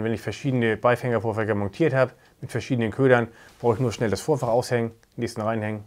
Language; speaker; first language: German; native; German